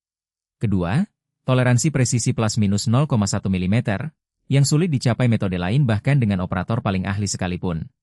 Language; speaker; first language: Indonesian; native; Indonesian